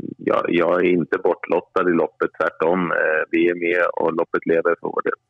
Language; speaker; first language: Swedish; native; Swedish